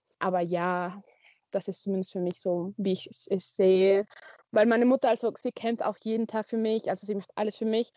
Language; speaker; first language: German; non-native, learner; Spanish